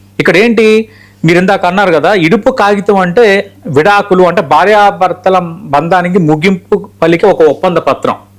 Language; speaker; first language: Telugu; native; Telugu